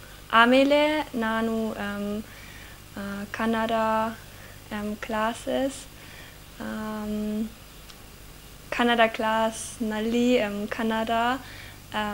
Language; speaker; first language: Kannada; non-native, learner; German